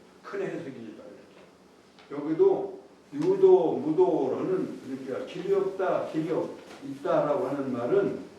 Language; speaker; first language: Korean; native; Korean